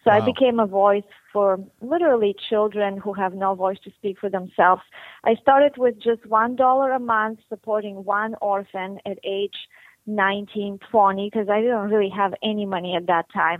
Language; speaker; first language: English; non-native, fluent; Bulgarian